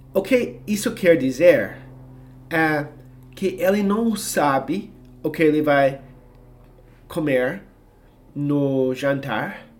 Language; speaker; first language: Portuguese; non-native, fluent; English